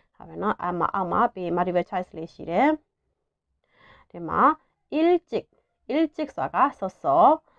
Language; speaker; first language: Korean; non-native, fluent; Burmese